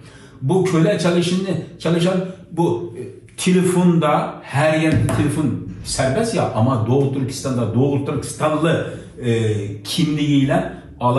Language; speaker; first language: Turkish; non-native, learner; Uyghur